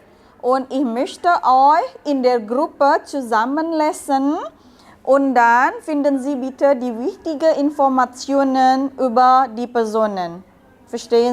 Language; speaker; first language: German; non-native, learner; Indonesian